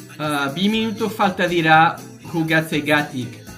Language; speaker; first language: Basque; non-native, learner; English